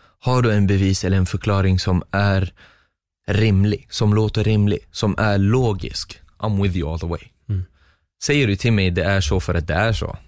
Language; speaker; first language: Swedish; non-native, fluent; Arabic